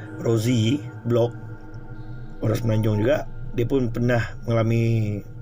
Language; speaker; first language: Malay; non-native, local second language; Iban